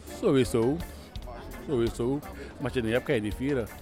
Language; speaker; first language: Dutch; non-native, local second language; Sranan Tongo